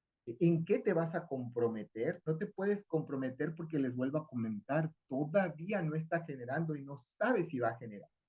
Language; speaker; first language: Spanish; native; Spanish